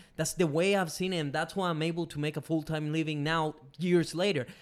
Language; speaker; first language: English; non-native, fluent; Spanish